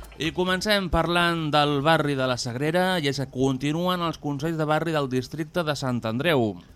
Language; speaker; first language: Catalan; native; Catalan